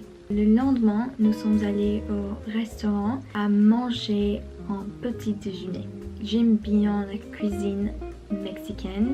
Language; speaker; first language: French; non-native, learner; Spanish